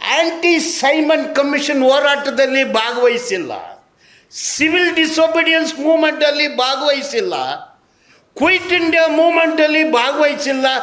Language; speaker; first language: Kannada; non-native, local second language; Tamil